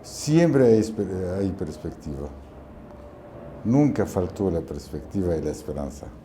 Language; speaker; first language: Portuguese; non-native, learner; Arabic